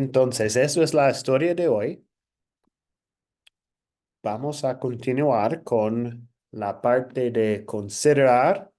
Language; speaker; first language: Spanish; non-native, fluent; English